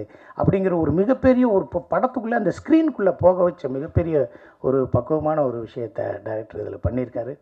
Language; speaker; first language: Tamil; native; Tamil